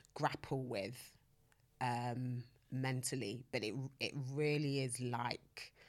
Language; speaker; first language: English; native; English